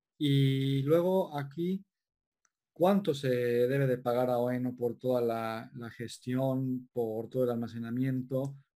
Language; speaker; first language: Spanish; native; Spanish